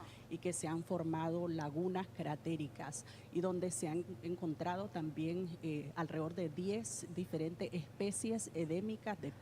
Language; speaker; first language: Spanish; native; Spanish